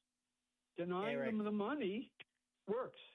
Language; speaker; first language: English; native; English